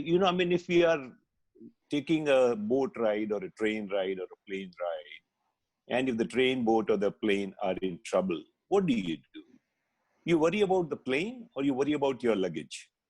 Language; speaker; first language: English; non-native, local second language; Hindi